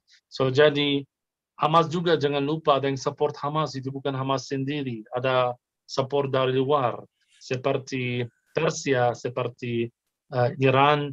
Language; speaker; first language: Indonesian; non-native, fluent; Arabic